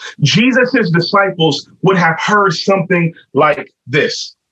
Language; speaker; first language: English; native; English